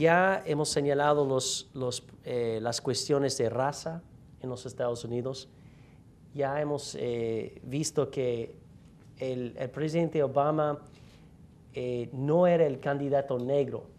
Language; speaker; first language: Spanish; non-native, fluent; English